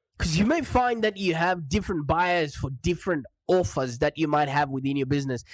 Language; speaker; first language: English; non-native, local second language; Shona